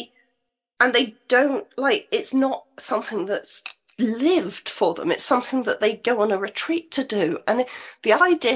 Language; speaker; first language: English; native; English